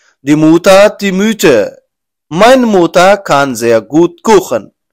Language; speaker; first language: German; non-native, learner; Persian